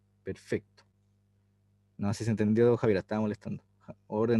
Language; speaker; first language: Spanish; native; Spanish